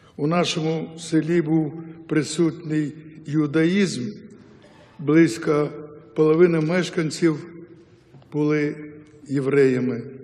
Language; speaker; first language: Ukrainian; non-native, local second language; Yiddish